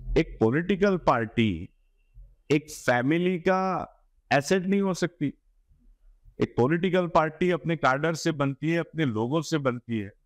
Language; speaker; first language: Hindi; non-native, local second language; Gujarati